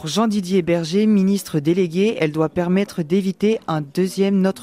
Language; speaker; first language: French; native; French